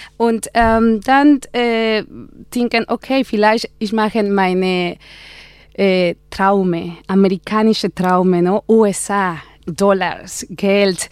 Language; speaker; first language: German; non-native, learner; Spanish